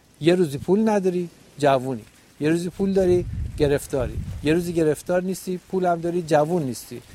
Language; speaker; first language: Persian; native; Persian